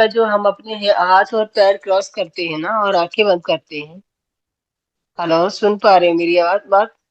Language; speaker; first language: Hindi; native; Hindi